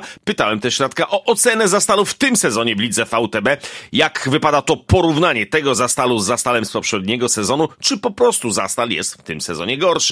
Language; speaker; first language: Polish; native; Polish